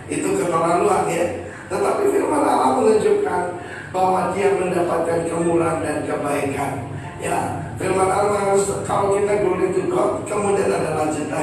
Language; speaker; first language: Indonesian; native; Indonesian